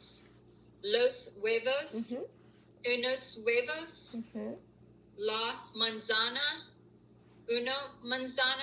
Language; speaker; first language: Spanish; non-native, learner; English